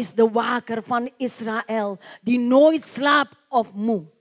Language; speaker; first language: Dutch; non-native, learner; Indonesian